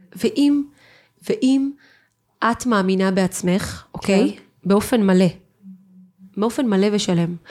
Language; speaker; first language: Hebrew; native; Hebrew